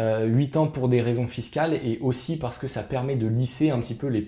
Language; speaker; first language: French; native; French